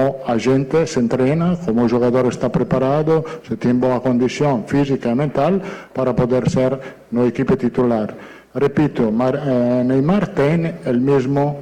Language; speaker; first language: Portuguese; non-native, fluent; Italian